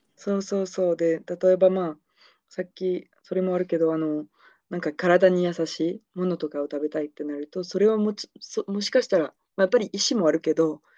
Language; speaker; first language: Japanese; non-native, fluent; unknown